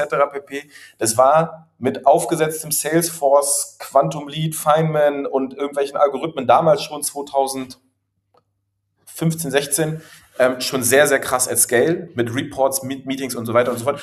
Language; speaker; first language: German; native; German